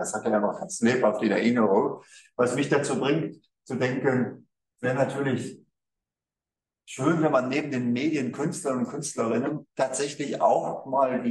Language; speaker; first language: German; native; German